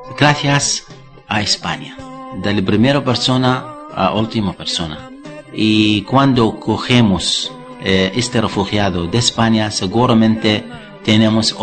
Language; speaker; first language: Spanish; non-native, learner; Arabic